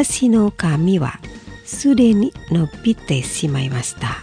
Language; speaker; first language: Japanese; non-native, fluent; Indonesian